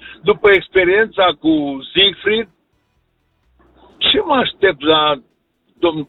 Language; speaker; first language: Romanian; native; Romanian